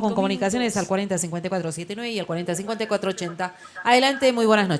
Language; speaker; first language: Spanish; native; Spanish